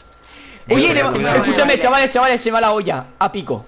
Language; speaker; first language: Spanish; native; Spanish